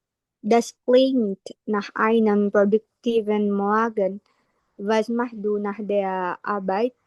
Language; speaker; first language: German; non-native, learner; Indonesian